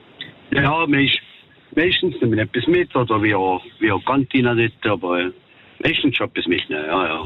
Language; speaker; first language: German; native; German